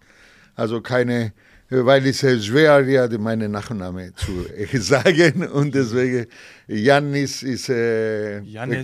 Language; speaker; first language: German; non-native, fluent; Greek